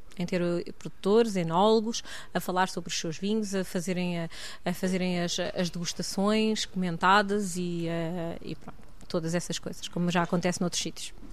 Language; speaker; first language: Portuguese; native; Portuguese